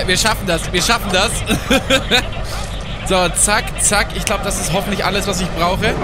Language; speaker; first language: German; native; German